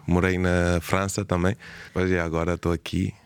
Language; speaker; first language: Portuguese; early bilingual, heritage; Portuguese